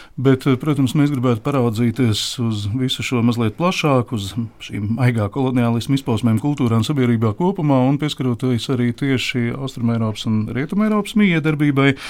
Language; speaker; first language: Latvian; native; Latvian